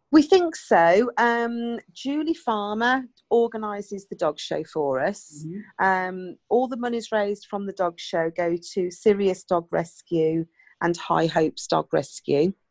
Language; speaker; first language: English; native; English